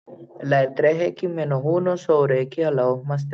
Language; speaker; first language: Spanish; native; Spanish